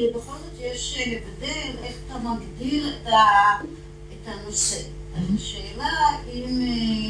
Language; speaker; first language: Hebrew; non-native, learner; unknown